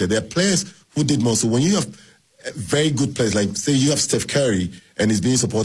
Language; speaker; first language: English; non-native, local second language; Akan